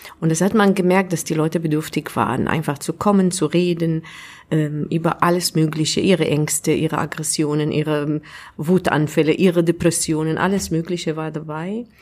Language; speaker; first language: German; non-native, fluent; Arabic